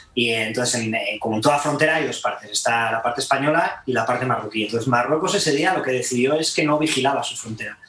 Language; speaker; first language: Spanish; native; Spanish